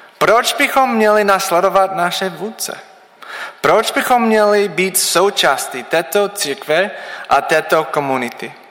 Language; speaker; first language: Czech; non-native, learner; English